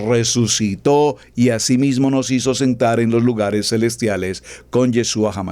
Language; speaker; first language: Spanish; native; Spanish